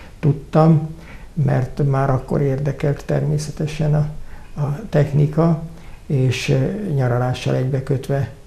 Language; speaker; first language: Hungarian; native; Hungarian